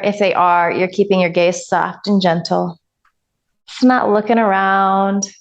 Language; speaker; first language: English; native; English